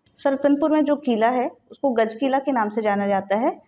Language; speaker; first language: Hindi; native; Hindi